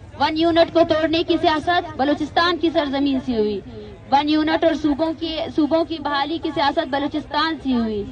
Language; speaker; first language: Urdu; non-native, local second language; Baluchi